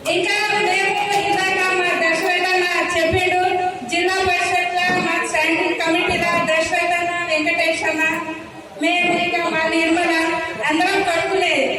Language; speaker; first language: Telugu; non-native, local second language; Hindi